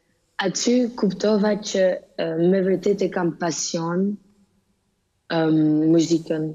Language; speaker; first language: Albanian; early bilingual, heritage; Albanian